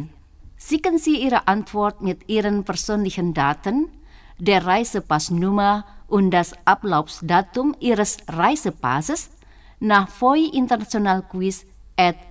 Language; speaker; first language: German; non-native, fluent; Indonesian